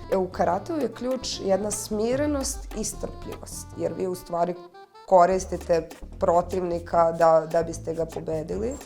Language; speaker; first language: Serbian; native; Serbian